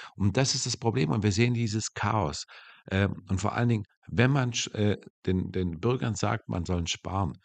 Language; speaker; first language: German; native; German